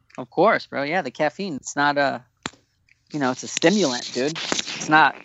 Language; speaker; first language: English; native; English